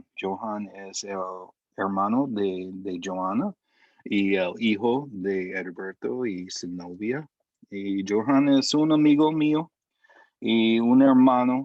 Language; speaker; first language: Spanish; non-native, fluent; English